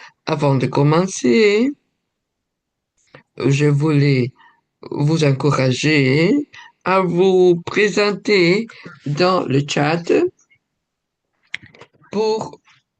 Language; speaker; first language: French; non-native, fluent; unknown